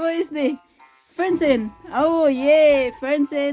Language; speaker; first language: German; non-native, learner; Filipino